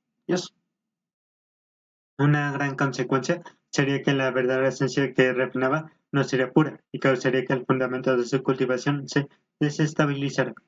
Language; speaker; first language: Spanish; native; Spanish